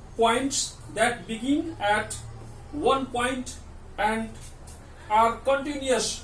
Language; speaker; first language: English; non-native, local second language; Nepali